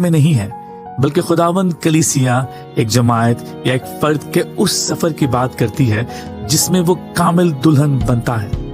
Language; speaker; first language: Urdu; native; Urdu